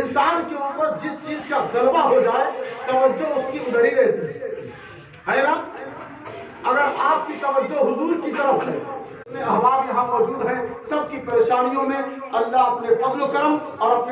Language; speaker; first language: Urdu; native; Urdu